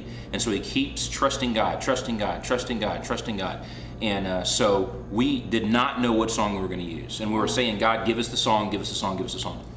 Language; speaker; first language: English; native; English